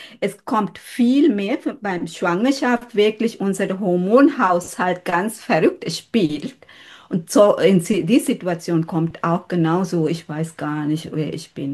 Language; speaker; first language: German; non-native, fluent; Sinhala